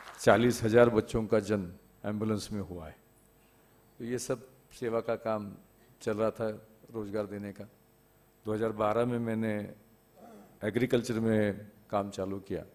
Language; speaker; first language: Hindi; non-native, local second language; Marathi